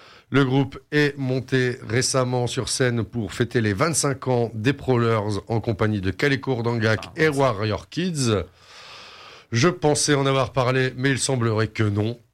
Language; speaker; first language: French; native; French